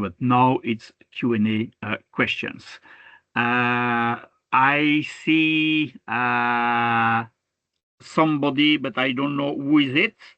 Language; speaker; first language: English; non-native, fluent; French